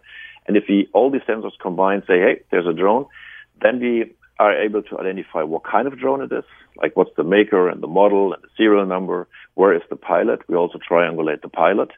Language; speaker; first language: English; non-native, fluent; German